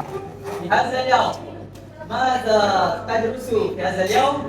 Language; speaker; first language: Arabic; non-native, learner; Malay